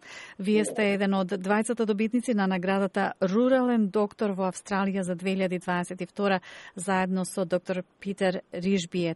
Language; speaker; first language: Macedonian; native; Macedonian